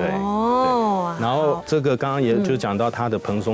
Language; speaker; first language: Chinese; native; Chinese